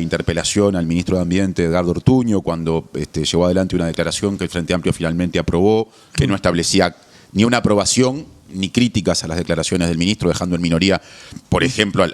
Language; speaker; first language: Spanish; native; Spanish